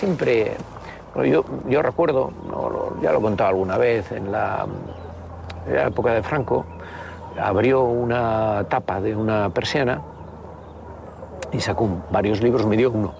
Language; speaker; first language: Spanish; native; Spanish